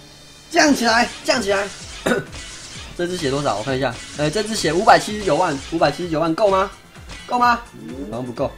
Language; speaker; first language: Chinese; native; Chinese